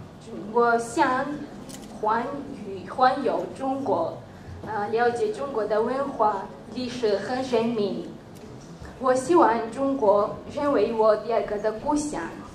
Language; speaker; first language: Chinese; non-native, learner; Georgian